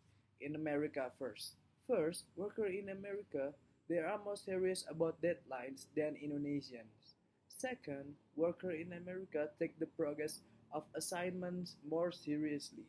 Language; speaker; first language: English; non-native, learner; Indonesian